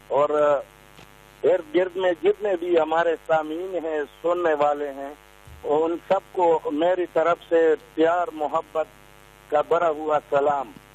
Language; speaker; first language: Urdu; non-native, local second language; Pashto